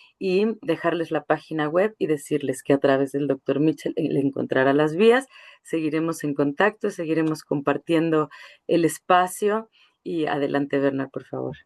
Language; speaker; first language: Spanish; native; Spanish